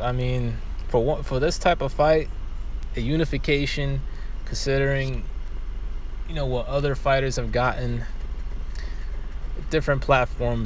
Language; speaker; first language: English; native; English